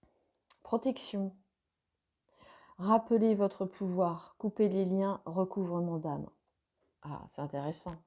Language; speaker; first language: French; native; French